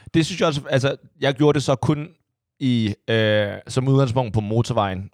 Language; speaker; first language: Danish; non-native, fluent; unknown